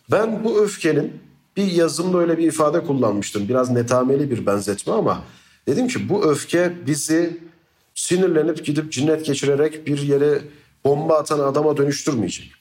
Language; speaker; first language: Turkish; native; Turkish